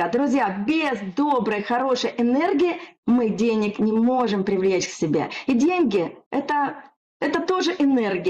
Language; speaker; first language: Russian; native; Russian